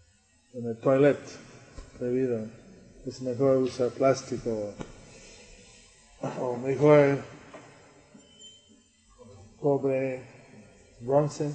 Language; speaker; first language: Spanish; non-native, learner; English